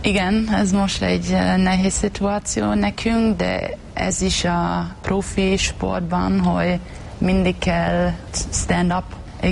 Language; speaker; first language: Hungarian; non-native, learner; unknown